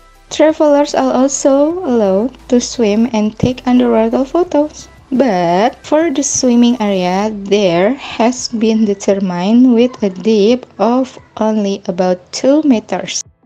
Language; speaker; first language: English; non-native, learner; Indonesian